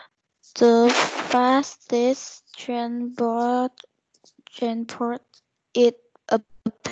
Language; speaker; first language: English; non-native, learner; Vietnamese